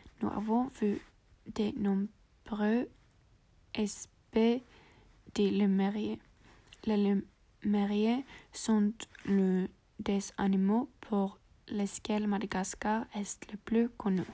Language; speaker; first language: French; non-native, learner; English